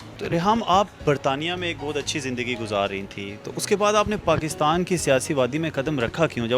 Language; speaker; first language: Urdu; native; Urdu